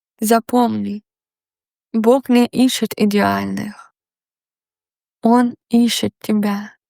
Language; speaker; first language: Ukrainian; non-native, local second language; Russian